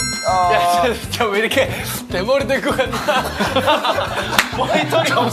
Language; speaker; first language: Japanese; non-native, learner; Korean